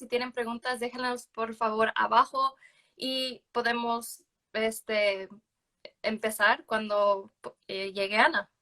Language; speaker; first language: Spanish; early bilingual, other home language; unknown